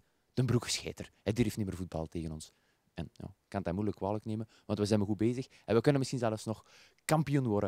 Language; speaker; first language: Dutch; native; Dutch